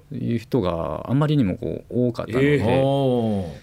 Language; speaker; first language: Japanese; non-native, fluent; Korean